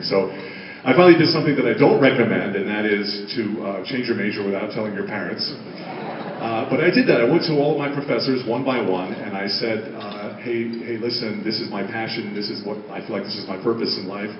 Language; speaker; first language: English; native; English